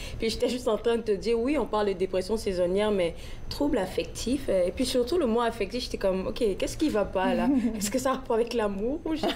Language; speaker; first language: French; native; French